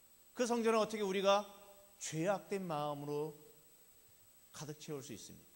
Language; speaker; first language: Korean; native; Korean